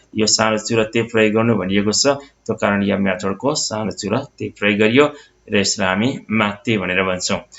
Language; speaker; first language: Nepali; native; Nepali